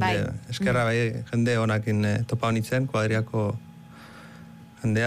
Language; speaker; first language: Basque; early bilingual, other home language; Arabic